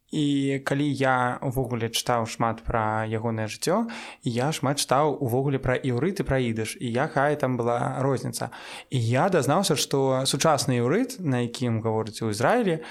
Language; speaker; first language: Belarusian; non-native, local second language; Russian